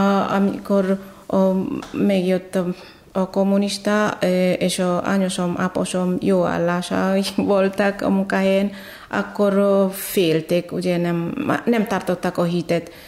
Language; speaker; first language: Hungarian; non-native, fluent; Batak Toba